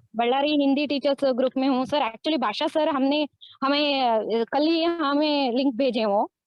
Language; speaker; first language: Hindi; non-native, local second language; Kannada